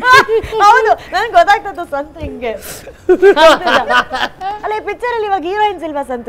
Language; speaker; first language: Kannada; native; Kannada